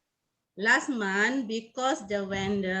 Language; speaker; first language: English; non-native, learner; Malay